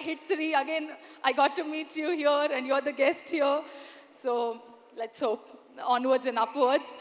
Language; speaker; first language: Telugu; non-native, learner; Kannada